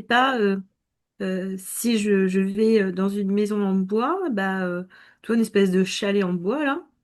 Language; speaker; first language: French; native; French